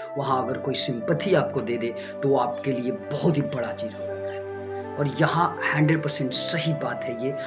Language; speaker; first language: Hindi; native; Hindi